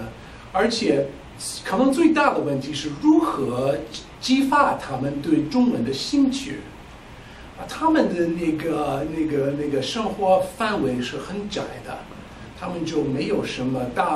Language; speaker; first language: Chinese; non-native, fluent; English